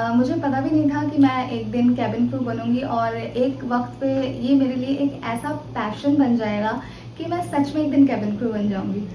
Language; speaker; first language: Hindi; native; Hindi